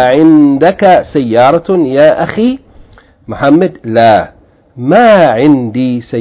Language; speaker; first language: Arabic; non-native, fluent; English